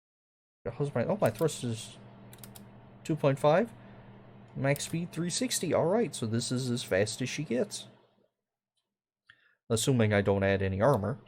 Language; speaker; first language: English; native; English